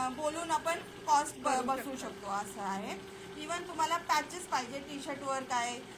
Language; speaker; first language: Marathi; non-native, local second language; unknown